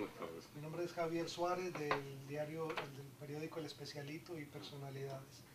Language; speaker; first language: Spanish; native; Spanish